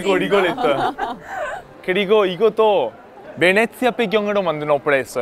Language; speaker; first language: Korean; non-native, fluent; Italian